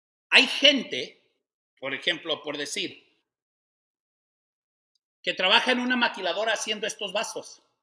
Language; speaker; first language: Spanish; early bilingual, heritage; Spanish